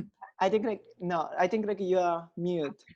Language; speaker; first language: English; non-native, fluent; Japanese